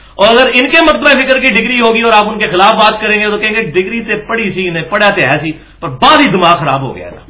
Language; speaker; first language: Urdu; non-native, local second language; Punjabi